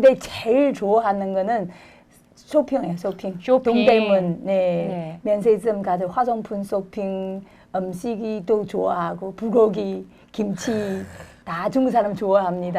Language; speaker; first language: Korean; non-native, fluent; Chinese